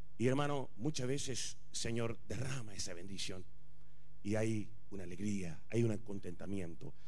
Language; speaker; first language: Spanish; non-native, fluent; Punjabi